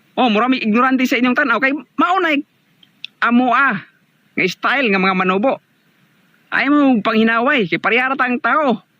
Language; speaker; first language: Cebuano; non-native, local second language; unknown